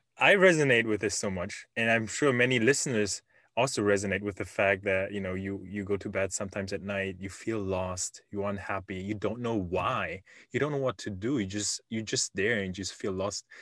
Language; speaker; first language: English; non-native, fluent; German